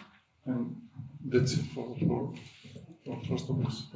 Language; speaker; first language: English; non-native, learner; Serbian